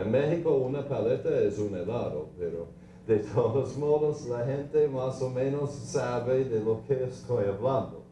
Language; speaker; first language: Spanish; non-native, fluent; English